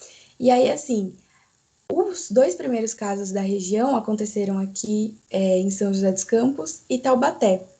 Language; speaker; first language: Portuguese; native; Portuguese